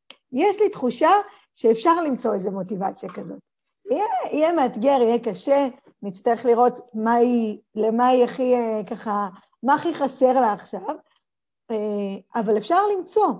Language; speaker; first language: Hebrew; native; Hebrew